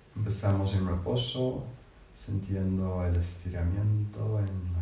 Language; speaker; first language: Spanish; non-native, fluent; English